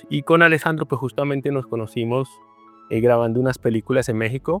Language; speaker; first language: Spanish; native; Spanish